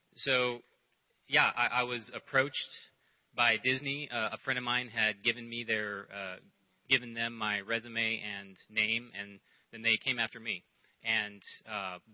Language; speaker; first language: English; native; English